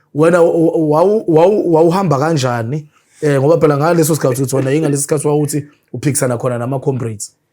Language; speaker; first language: Zulu; native; Zulu